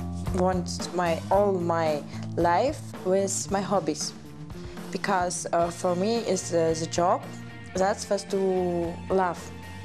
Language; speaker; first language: English; non-native, learner; German